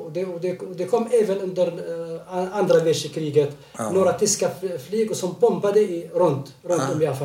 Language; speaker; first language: Swedish; non-native, fluent; Arabic